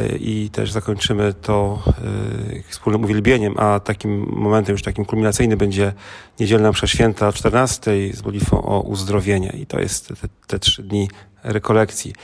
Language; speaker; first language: Polish; native; Polish